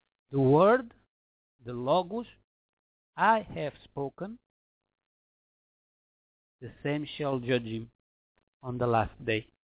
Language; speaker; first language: English; non-native, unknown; Portuguese